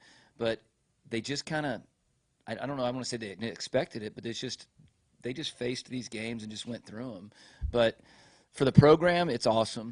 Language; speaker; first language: English; native; English